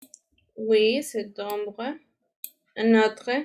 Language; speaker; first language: French; non-native, fluent; Spanish